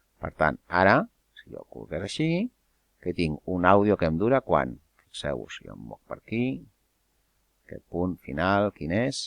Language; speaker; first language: Catalan; native; Catalan